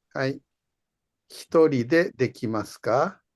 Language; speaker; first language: Japanese; non-native, fluent; Indonesian